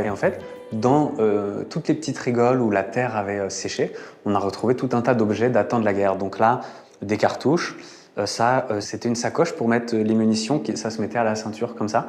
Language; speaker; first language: French; native; French